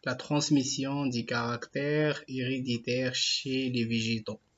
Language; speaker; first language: French; non-native, local second language; Arabic